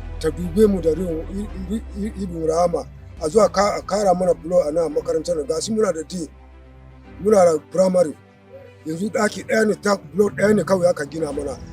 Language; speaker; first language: Hausa; non-native, local second language; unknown